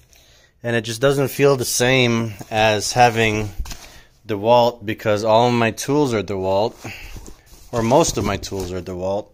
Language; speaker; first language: English; native; English